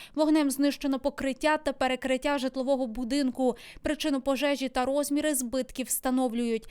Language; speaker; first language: Ukrainian; native; Ukrainian